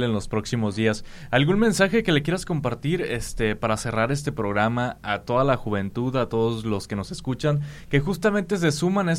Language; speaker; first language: Spanish; native; Spanish